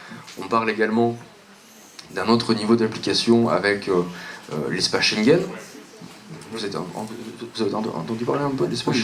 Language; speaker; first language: French; native; French